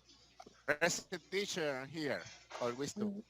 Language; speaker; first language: English; non-native, learner; Spanish